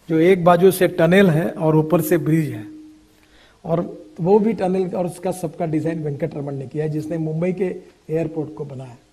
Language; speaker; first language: Hindi; non-native, local second language; Marathi